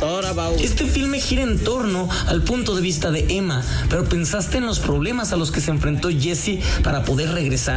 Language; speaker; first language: Spanish; native; Spanish